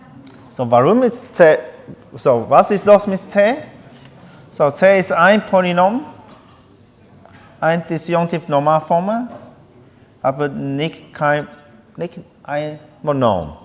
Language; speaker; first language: German; non-native, learner; Chinese